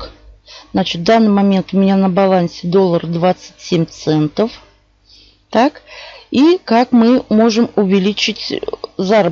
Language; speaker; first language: Russian; native; Russian